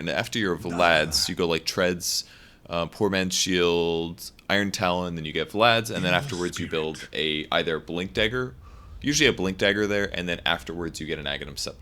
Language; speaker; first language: English; native; English